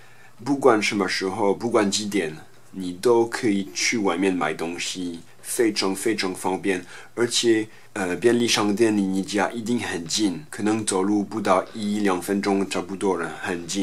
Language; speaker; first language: Chinese; non-native, fluent; French